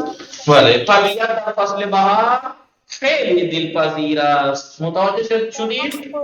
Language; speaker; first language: Persian; non-native, fluent; Urdu